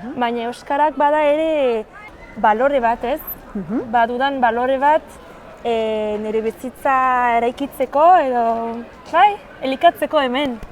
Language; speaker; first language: Basque; non-native, learner; French